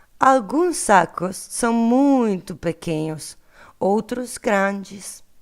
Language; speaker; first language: Portuguese; non-native, learner; Italian